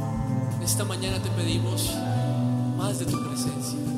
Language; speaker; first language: Spanish; native; Spanish